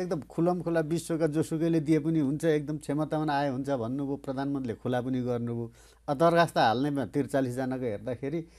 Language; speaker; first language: Nepali; native; Nepali